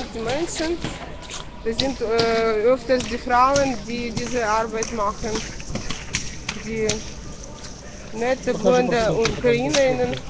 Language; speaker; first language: German; non-native, fluent; Russian